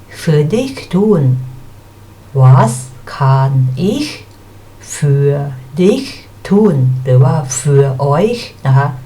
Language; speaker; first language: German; non-native, fluent; Thai